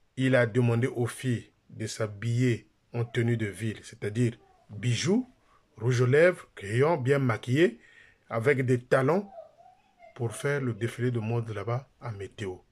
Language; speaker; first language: French; non-native, local second language; Lingala